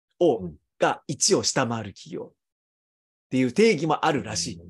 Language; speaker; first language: Japanese; native; Japanese